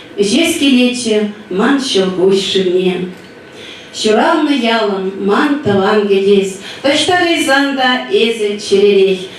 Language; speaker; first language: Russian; non-native, local second language; Chuvash